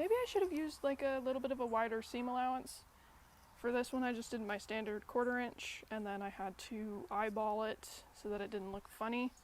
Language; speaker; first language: English; native; English